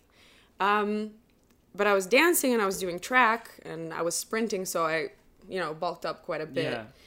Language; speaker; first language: English; non-native, fluent; Russian